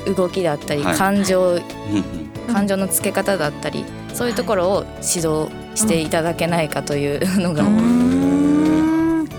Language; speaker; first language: Japanese; native; Japanese